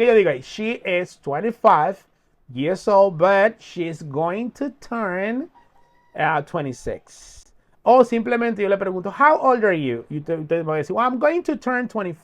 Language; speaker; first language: English; non-native, fluent; Spanish